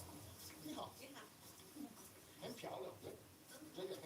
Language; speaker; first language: Chinese; non-native, learner; English